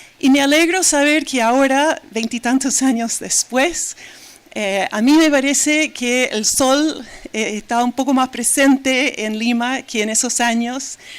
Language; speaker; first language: Spanish; non-native, fluent; English